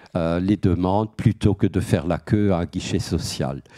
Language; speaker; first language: French; native; French